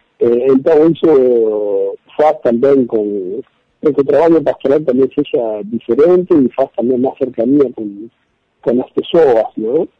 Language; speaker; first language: Portuguese; non-native, learner; Spanish